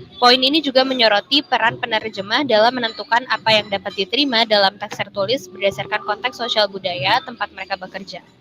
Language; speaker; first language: Indonesian; native; Indonesian